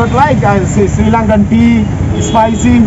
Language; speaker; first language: English; non-native, learner; Tamil